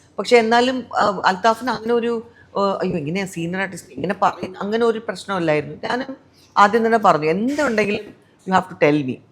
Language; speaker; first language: Malayalam; non-native, local second language; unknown